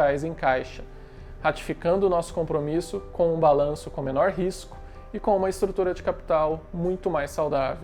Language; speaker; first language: Portuguese; native; Portuguese